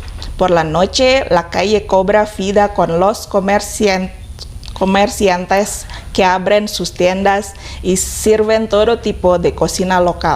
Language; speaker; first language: Spanish; non-native, fluent; Indonesian